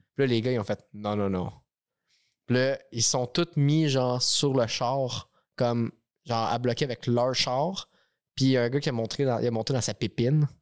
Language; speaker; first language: French; native; French